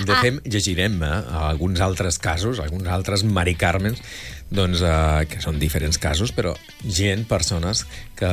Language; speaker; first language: Catalan; native; Catalan